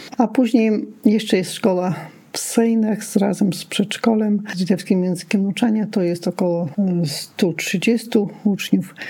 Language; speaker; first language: Polish; non-native, local second language; Lithuanian